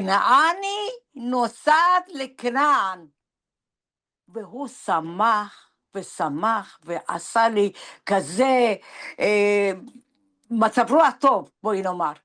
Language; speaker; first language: Hebrew; non-native, fluent; Persian